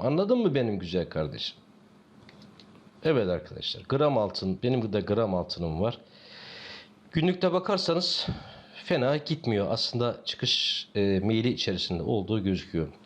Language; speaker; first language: Turkish; native; Turkish